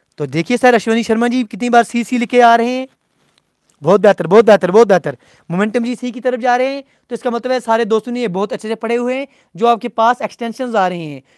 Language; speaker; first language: Hindi; non-native, local second language; Punjabi